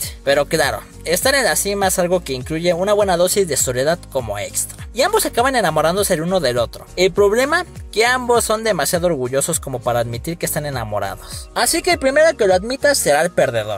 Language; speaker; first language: Spanish; native; Spanish